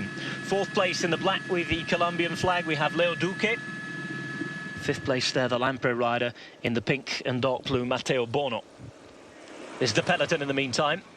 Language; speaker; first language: English; native; English